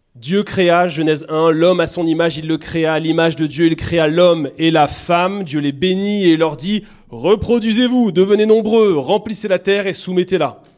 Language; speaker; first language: French; native; French